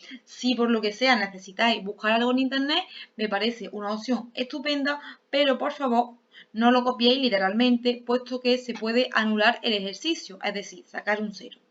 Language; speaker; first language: Spanish; native; Spanish